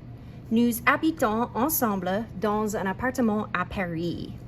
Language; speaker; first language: French; non-native, fluent; English